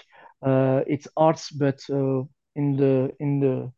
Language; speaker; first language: English; non-native, fluent; French